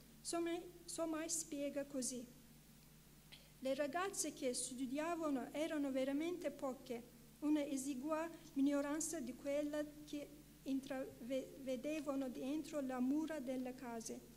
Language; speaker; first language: Italian; non-native, fluent; Kurdish